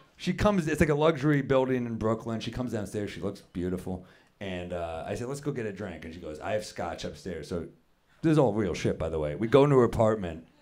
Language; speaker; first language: English; native; English